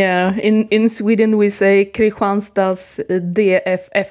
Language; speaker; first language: English; non-native, fluent; Swedish